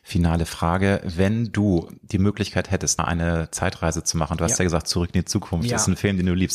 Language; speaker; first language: German; native; German